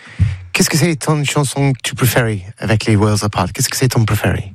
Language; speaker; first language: French; non-native, fluent; English